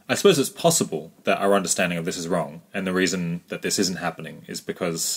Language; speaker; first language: English; native; English